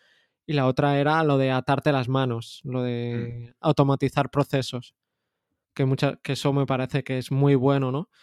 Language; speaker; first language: Spanish; native; Spanish